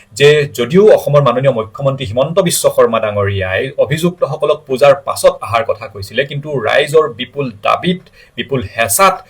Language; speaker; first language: Assamese; native; Assamese